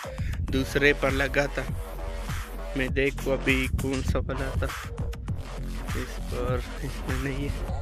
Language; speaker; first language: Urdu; non-native, local second language; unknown